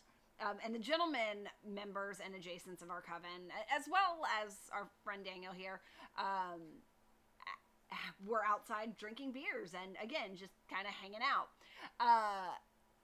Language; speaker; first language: English; native; English